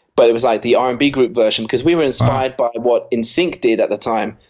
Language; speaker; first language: English; native; English